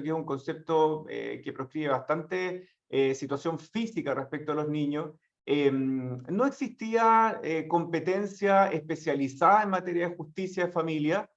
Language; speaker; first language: Spanish; native; Spanish